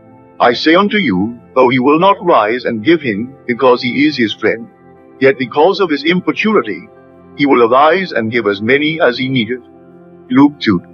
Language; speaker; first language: English; native; English